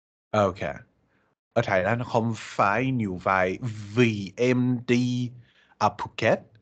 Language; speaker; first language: Vietnamese; non-native, learner; English